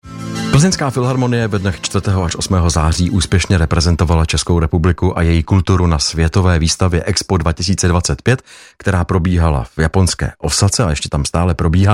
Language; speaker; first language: Czech; native; Czech